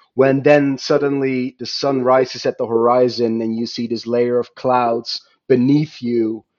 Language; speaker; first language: English; non-native, fluent; Dutch